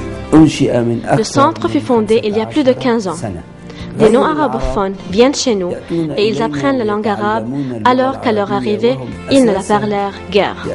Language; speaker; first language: French; non-native, local second language; Arabic